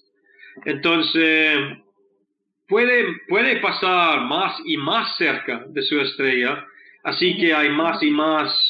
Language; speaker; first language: Spanish; non-native, fluent; English